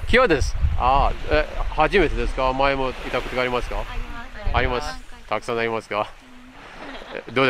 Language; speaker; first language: Japanese; non-native, learner; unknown